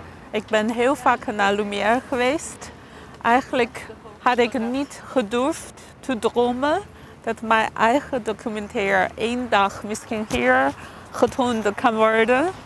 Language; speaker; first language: Dutch; non-native, fluent; Chinese